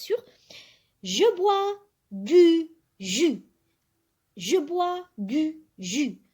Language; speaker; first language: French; non-native, local second language; Arabic